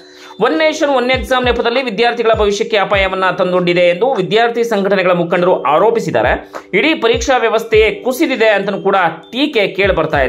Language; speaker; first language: Kannada; native; Kannada